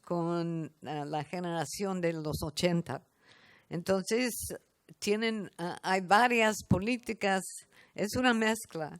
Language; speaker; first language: Spanish; non-native, fluent; English